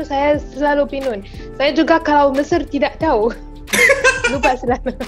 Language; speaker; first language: Indonesian; non-native, fluent; Arabic